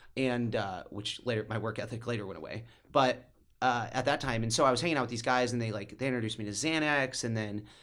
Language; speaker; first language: English; native; English